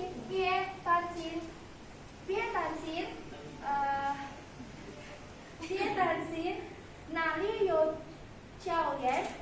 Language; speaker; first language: Chinese; non-native, learner; Indonesian